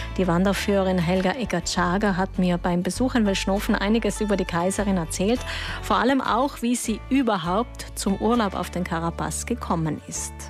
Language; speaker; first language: German; native; German